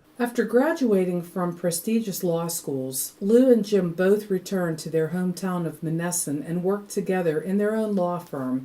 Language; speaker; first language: English; native; English